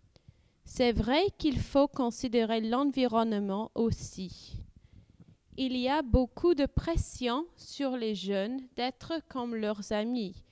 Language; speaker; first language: French; non-native, learner; English